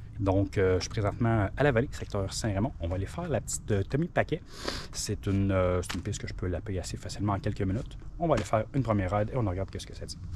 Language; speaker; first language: French; native; French